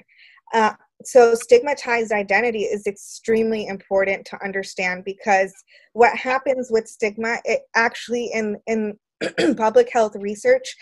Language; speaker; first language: English; native; English